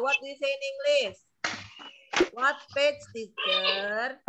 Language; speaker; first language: English; non-native, learner; Indonesian